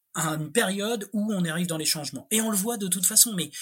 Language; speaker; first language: French; native; French